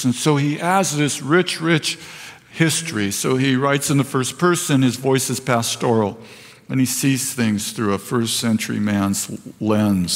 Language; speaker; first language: English; native; English